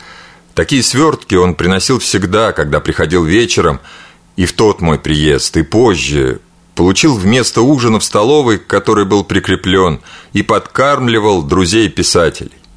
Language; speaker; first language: Russian; native; Russian